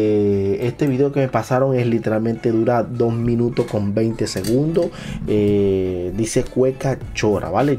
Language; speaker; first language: Spanish; native; Spanish